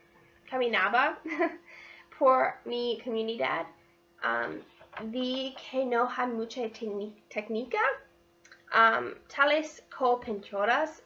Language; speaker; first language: Spanish; non-native, learner; English